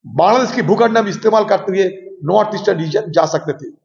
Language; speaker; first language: Hindi; non-native, local second language; Bangla